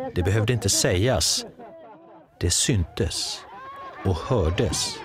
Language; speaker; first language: Swedish; early bilingual, other home language; Polish